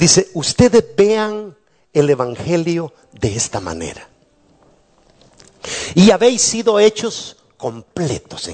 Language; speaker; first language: Spanish; native; Spanish